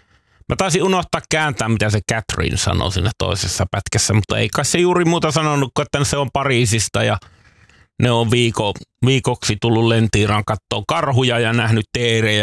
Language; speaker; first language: Finnish; native; Finnish